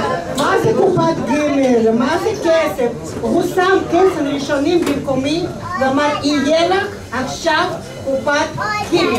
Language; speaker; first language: Hebrew; non-native, fluent; Russian